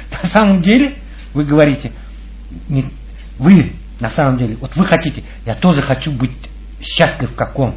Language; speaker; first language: Russian; native; Russian